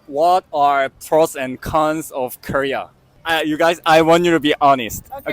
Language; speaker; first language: English; non-native, learner; Korean